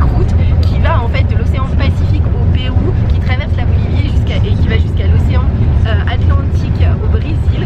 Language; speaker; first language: French; native; French